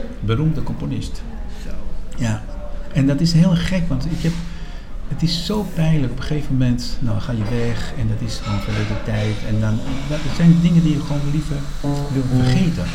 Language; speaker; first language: Dutch; non-native, fluent; Spanish